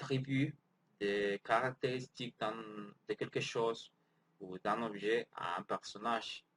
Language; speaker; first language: French; non-native, learner; Spanish